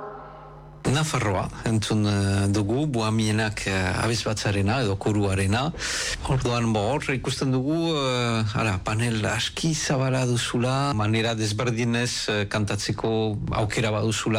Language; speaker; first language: Basque; native; Basque